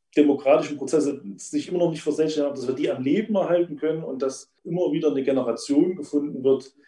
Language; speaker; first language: German; native; German